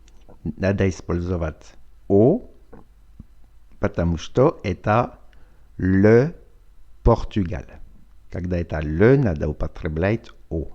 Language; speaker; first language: Russian; non-native, fluent; French